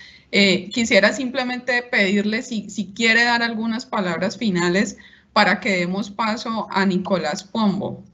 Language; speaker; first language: Spanish; native; Spanish